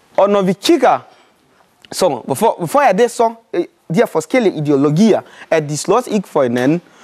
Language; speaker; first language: Danish; non-native, fluent; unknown